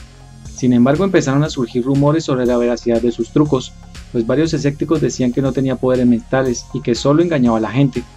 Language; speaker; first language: Spanish; native; Spanish